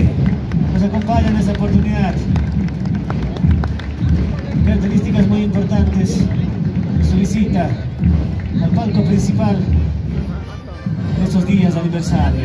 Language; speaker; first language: Spanish; native; Spanish